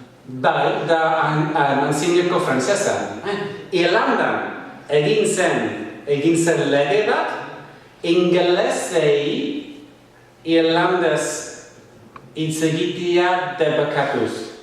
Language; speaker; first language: Basque; non-native, fluent; English